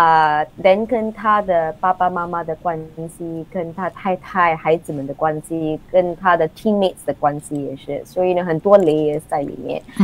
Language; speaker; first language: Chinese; non-native, local second language; English